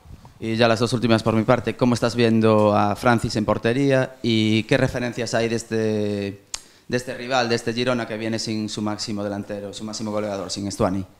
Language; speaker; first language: Spanish; native; Spanish